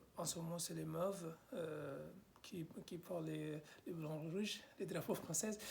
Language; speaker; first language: French; non-native, fluent; Arabic